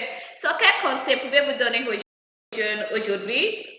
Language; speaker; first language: French; non-native, learner; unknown